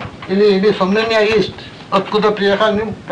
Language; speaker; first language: Russian; non-native, learner; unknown